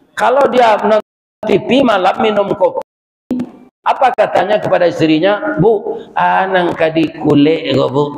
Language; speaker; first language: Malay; non-native, local second language; Minangkabau